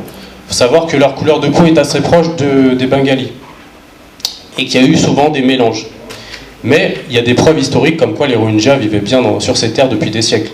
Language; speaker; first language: French; native; French